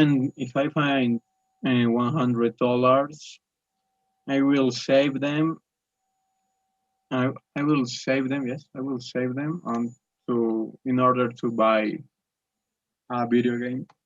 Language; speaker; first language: English; non-native, learner; Spanish